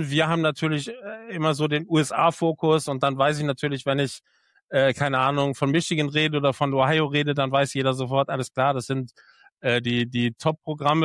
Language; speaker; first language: German; native; German